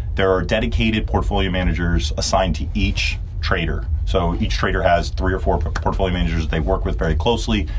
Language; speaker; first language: English; early bilingual, other home language; Turkish